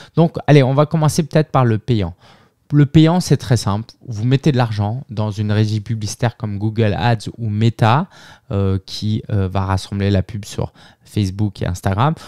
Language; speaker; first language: French; native; French